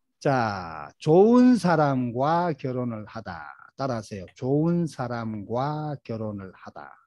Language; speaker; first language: Korean; native; Korean